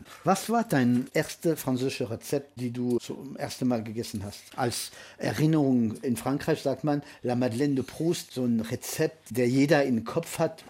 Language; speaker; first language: German; non-native, fluent; French